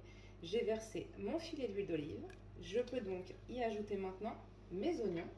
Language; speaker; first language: French; native; French